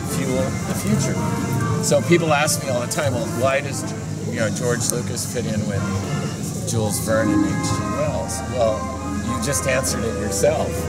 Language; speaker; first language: English; native; English